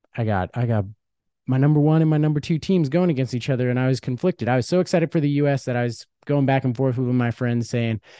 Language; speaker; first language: English; early bilingual, other home language; Dutch